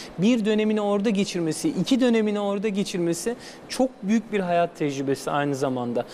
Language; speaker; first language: Turkish; native; Turkish